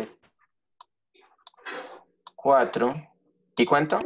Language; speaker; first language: Spanish; native; Spanish